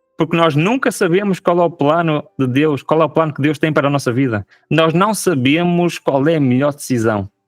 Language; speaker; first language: Portuguese; native; Portuguese